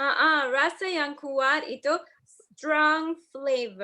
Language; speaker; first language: Indonesian; non-native, learner; English